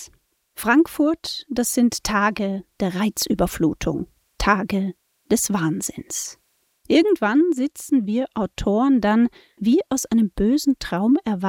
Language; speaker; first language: German; native; German